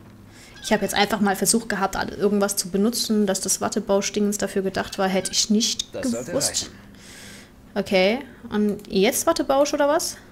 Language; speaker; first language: German; native; German